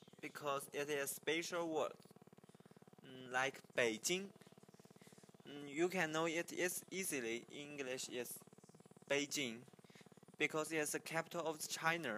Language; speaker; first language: English; non-native, learner; Chinese